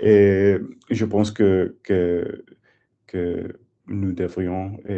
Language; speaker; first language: French; non-native, learner; English